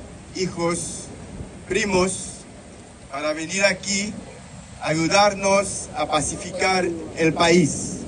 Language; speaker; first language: Spanish; non-native, fluent; Haitian Creole